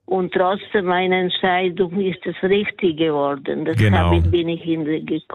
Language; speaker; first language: German; non-native, learner; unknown